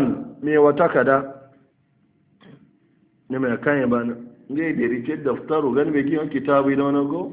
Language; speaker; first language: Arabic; non-native, fluent; Hausa